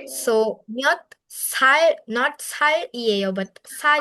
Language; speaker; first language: Korean; non-native, fluent; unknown